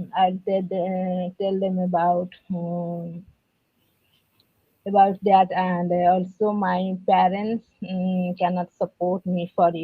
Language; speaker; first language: English; non-native, learner; Odia